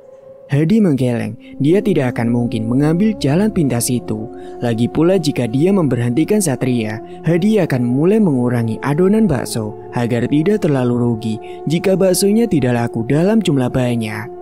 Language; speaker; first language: Indonesian; native; Indonesian